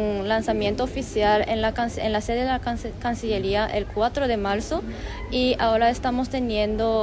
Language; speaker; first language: Spanish; non-native, fluent; Japanese